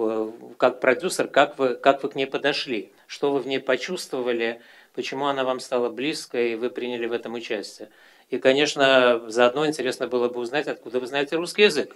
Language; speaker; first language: Russian; native; Russian